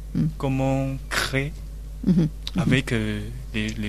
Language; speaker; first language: French; non-native, learner; Chinese